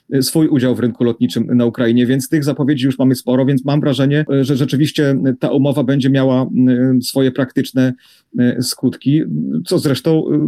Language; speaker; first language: Polish; native; Polish